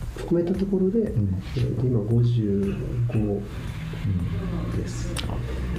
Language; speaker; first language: Japanese; native; Japanese